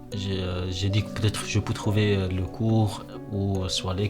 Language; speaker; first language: French; non-native, learner; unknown